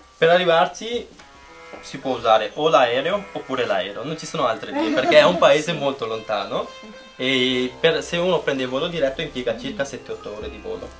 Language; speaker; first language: Italian; non-native, fluent; Punjabi